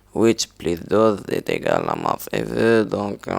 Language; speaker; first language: French; non-native, local second language; Arabic